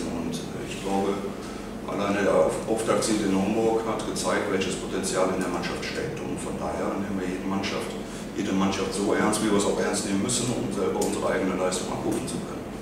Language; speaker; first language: German; native; German